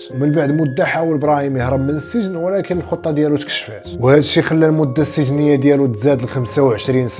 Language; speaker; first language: Arabic; native; Arabic